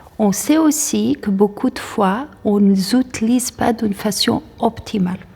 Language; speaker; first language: French; non-native, fluent; Portuguese